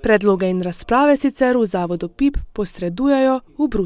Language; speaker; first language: Slovenian; native; Slovenian